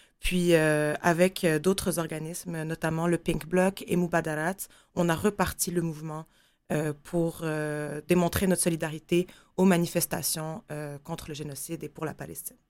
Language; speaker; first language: French; non-native, local second language; Arabic